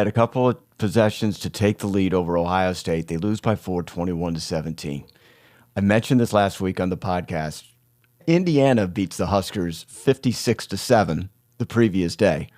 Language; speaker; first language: English; native; English